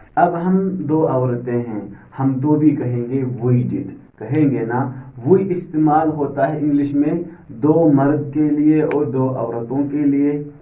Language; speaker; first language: Urdu; native; Urdu